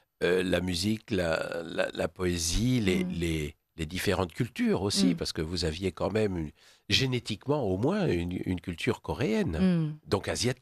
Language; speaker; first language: French; native; French